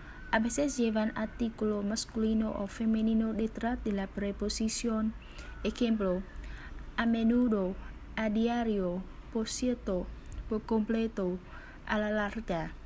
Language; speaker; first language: Spanish; non-native, learner; Vietnamese